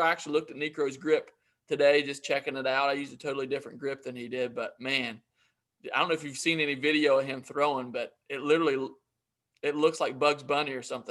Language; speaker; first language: English; native; English